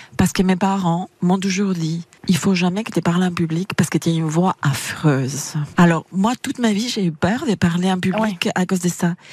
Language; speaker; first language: French; non-native, fluent; Spanish